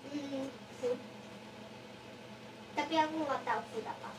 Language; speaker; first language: Indonesian; early bilingual, heritage; Indonesian